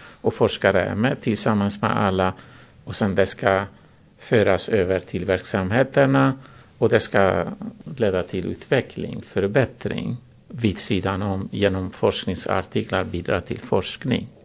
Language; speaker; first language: Swedish; non-native, fluent; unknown